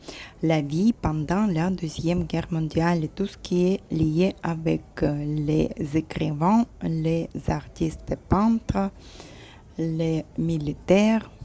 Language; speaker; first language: French; non-native, fluent; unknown